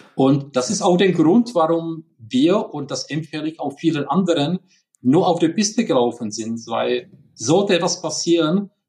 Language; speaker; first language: German; non-native, fluent; Czech